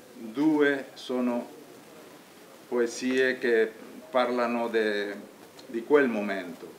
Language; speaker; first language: Italian; non-native, learner; Spanish